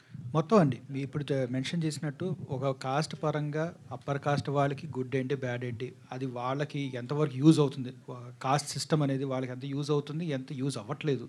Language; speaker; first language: Telugu; native; Telugu